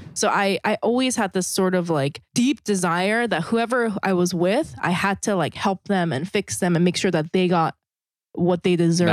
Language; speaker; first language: English; non-native, fluent; Korean